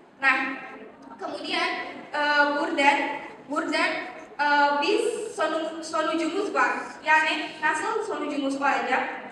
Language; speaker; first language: Turkish; non-native, learner; Indonesian